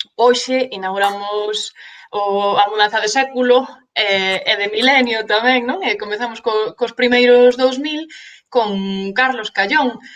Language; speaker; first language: Galician; native; Galician